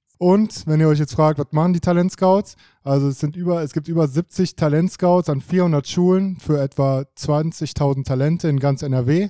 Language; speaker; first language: German; native; German